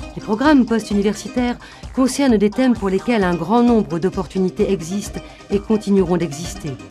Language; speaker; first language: French; native; French